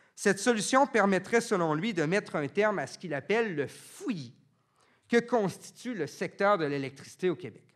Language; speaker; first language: French; native; French